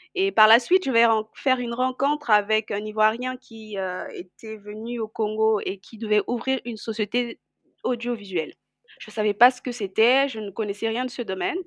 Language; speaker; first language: French; non-native, local second language; Lingala